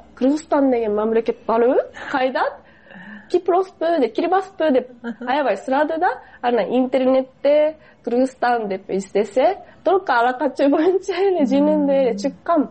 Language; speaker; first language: Kyrgyz; non-native, fluent; Japanese